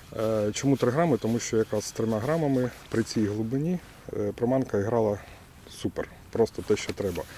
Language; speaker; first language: Ukrainian; non-native, local second language; Russian